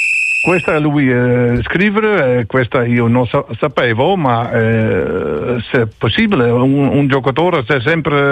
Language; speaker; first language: Italian; non-native, learner; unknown